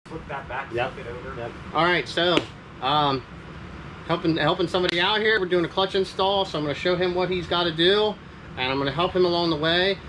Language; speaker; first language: English; native; English